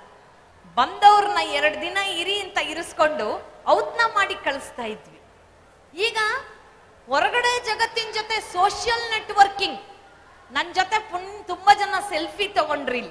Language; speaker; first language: Kannada; native; Kannada